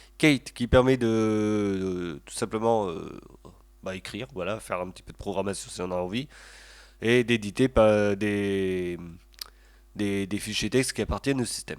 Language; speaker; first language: French; native; French